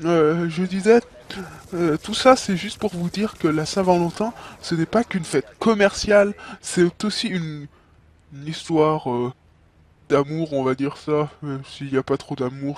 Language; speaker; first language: French; native; French